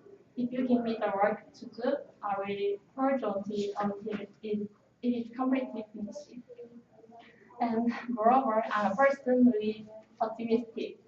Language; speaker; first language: English; non-native, learner; Korean